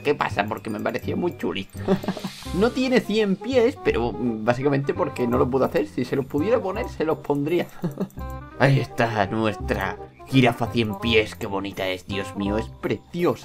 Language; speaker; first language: Spanish; native; Spanish